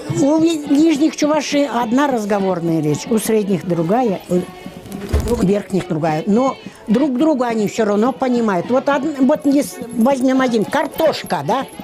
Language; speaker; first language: Russian; non-native, local second language; Chuvash